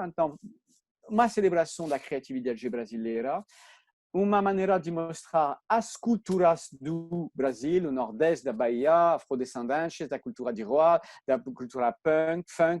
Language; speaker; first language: Portuguese; non-native, fluent; French